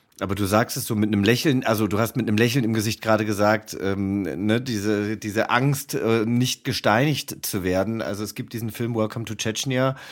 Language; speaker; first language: German; native; German